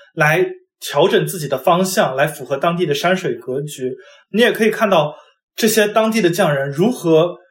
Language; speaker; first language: Chinese; non-native, local second language; Wu Chinese